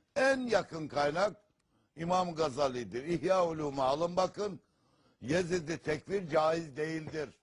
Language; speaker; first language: Turkish; native; Turkish